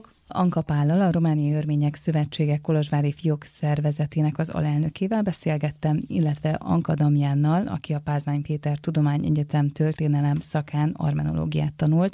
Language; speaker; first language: Hungarian; native; Hungarian